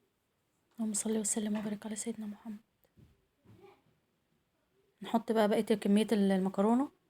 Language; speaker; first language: Arabic; native; Arabic